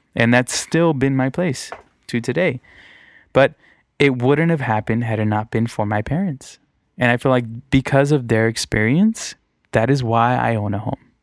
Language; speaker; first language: English; native; English